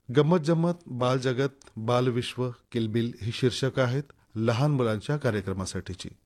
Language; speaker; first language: Marathi; native; Marathi